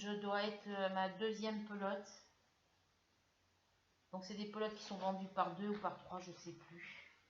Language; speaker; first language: French; native; French